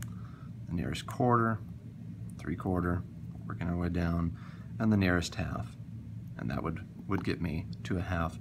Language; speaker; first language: English; native; English